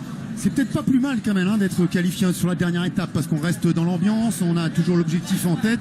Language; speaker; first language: French; native; French